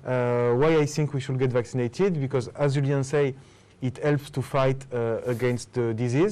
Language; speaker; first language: English; non-native, fluent; French